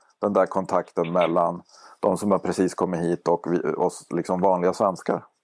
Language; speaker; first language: Swedish; native; Swedish